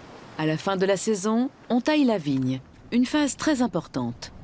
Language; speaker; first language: French; native; French